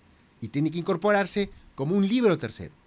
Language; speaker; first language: Spanish; native; Spanish